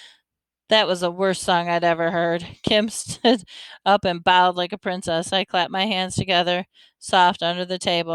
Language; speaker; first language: English; native; English